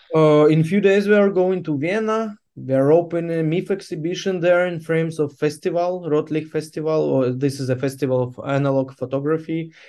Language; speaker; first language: English; non-native, fluent; Ukrainian